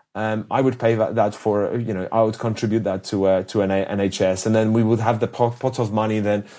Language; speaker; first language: English; early bilingual, other home language; Polish